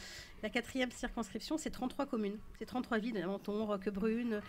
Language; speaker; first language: French; native; French